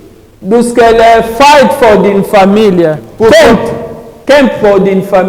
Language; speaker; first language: Swedish; non-native, learner; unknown